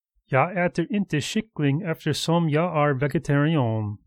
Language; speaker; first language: Swedish; non-native, learner; English